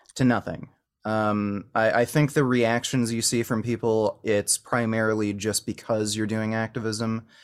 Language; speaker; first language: English; native; English